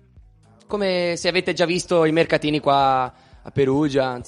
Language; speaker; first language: Italian; native; Italian